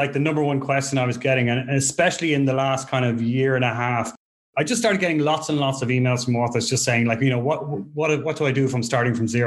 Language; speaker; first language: English; native; English